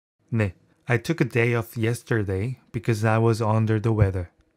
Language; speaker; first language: English; non-native, fluent; Korean